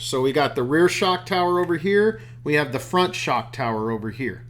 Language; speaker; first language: English; native; English